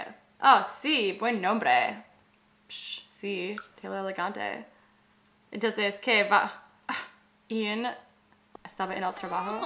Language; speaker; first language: Spanish; non-native, learner; English